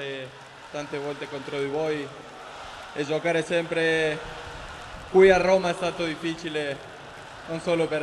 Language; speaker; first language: Italian; non-native, fluent; Spanish